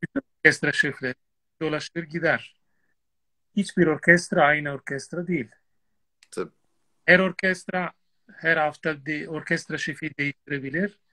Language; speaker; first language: Turkish; non-native, fluent; Italian